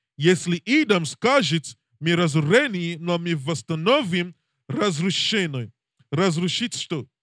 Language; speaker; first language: Russian; non-native, learner; English